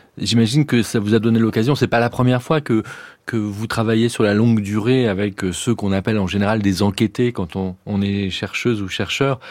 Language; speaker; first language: French; native; French